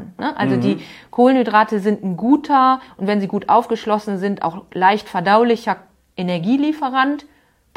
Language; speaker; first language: German; native; German